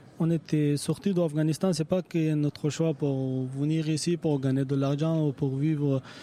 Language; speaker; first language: French; non-native, learner; Persian